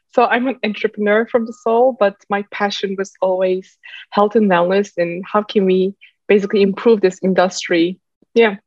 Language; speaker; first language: English; non-native, fluent; Turkish